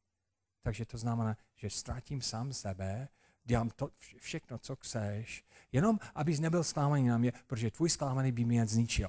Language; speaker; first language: Czech; non-native, fluent; English